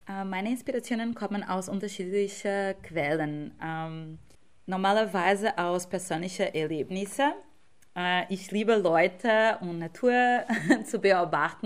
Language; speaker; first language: German; non-native, fluent; Portuguese